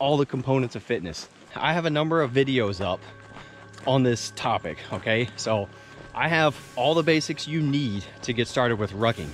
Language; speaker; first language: English; native; English